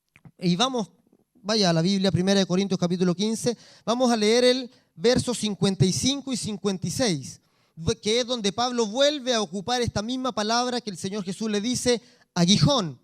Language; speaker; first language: Spanish; native; Spanish